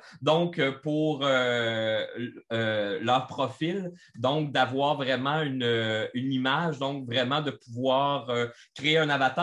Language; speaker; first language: French; native; French